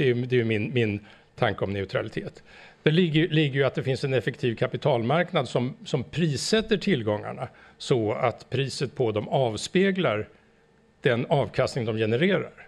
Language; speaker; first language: Swedish; native; Swedish